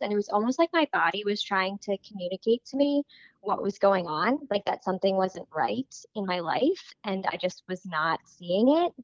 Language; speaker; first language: English; native; English